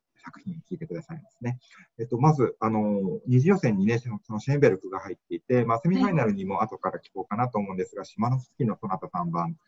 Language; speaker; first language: Japanese; native; Japanese